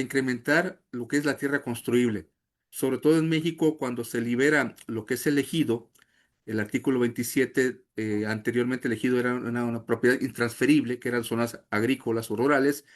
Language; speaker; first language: Spanish; native; Spanish